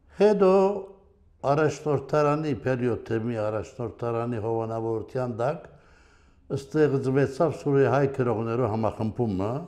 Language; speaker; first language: Armenian; early bilingual, heritage; Armenian